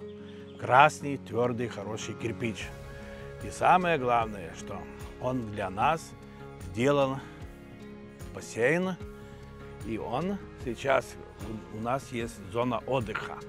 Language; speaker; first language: Russian; non-native, local second language; Lithuanian